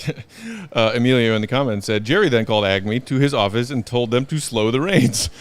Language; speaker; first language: English; native; English